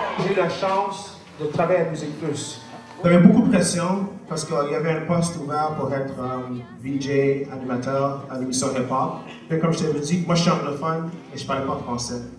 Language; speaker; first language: French; non-native, local second language; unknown